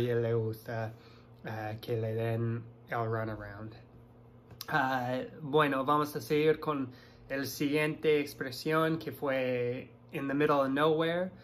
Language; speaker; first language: Spanish; non-native, fluent; English